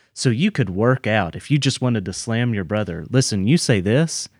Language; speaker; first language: English; native; English